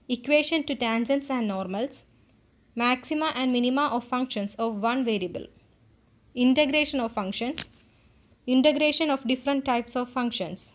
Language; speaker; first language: English; non-native, local second language; Malayalam